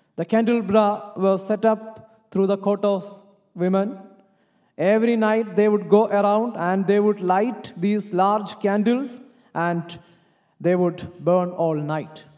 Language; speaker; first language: English; non-native, local second language; Malayalam